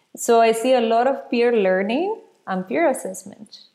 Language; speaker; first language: English; non-native, fluent; Spanish